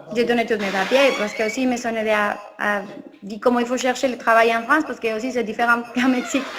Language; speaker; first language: French; non-native, learner; Spanish